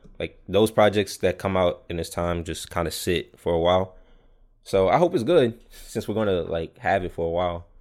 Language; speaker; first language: English; native; English